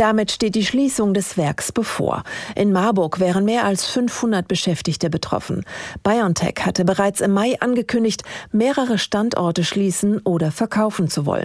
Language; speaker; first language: German; native; German